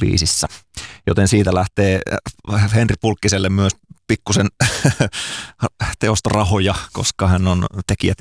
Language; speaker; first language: Finnish; native; Finnish